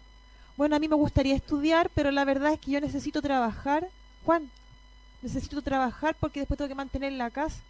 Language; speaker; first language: Spanish; native; Spanish